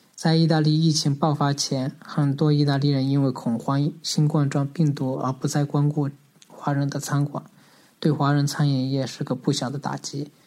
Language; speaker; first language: Chinese; native; Chinese